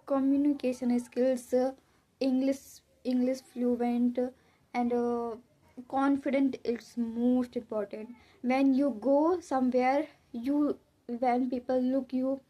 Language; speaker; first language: English; non-native, learner; Hindi